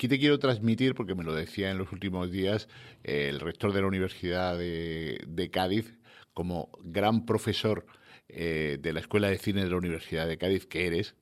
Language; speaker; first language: Spanish; native; Spanish